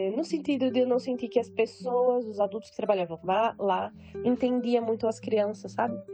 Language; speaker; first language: Portuguese; native; Portuguese